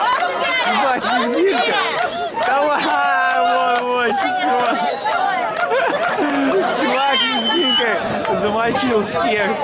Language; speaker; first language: Russian; native; Russian